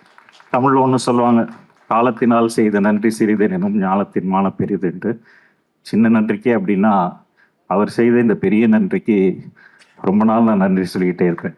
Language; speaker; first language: Tamil; native; Tamil